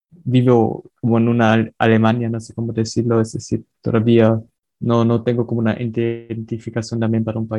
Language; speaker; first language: Spanish; early bilingual, heritage; Spanish